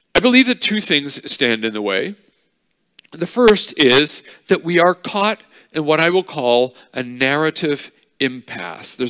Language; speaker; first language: English; native; English